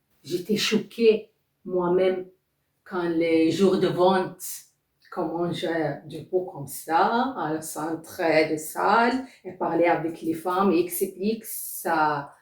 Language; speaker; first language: French; non-native, learner; Arabic